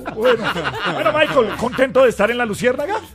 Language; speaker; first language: Spanish; native; Spanish